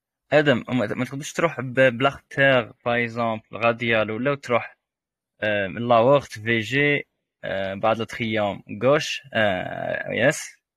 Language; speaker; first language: French; non-native, local second language; Arabic